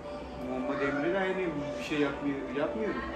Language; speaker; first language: Turkish; non-native, learner; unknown